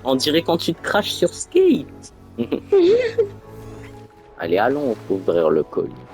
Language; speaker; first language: French; native; French